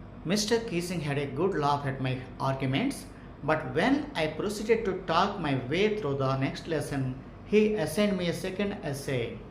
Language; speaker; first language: English; non-native, local second language; Telugu